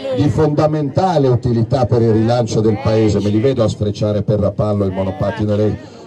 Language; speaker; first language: Italian; native; Italian